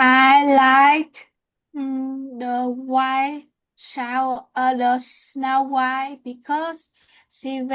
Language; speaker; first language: English; non-native, learner; Vietnamese